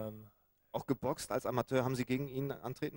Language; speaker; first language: German; native; German